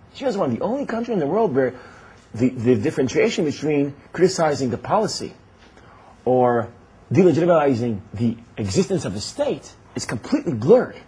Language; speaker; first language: English; non-native, fluent; Hebrew